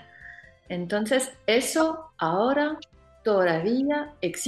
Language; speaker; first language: Spanish; non-native, fluent; French